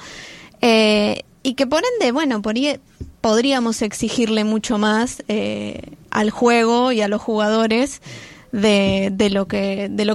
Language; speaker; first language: Spanish; native; Spanish